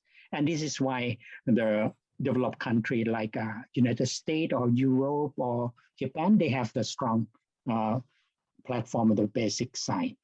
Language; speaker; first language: English; non-native, fluent; Thai